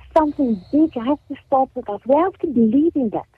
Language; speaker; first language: English; non-native, local second language; Afrikaans